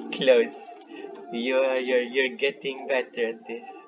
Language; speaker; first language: English; non-native, local second language; Filipino